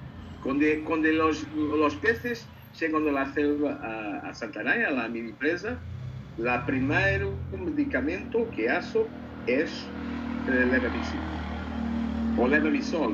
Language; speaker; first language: Spanish; non-native, learner; Portuguese